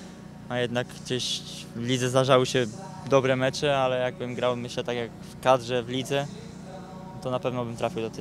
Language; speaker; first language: Polish; native; Polish